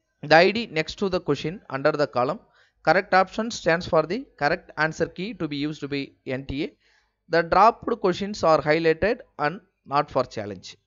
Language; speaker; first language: English; non-native, local second language; Tamil